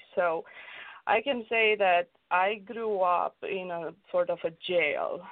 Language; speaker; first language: English; non-native, fluent; Romanian